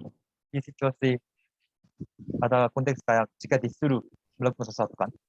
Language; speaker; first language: Indonesian; non-native, fluent; Korean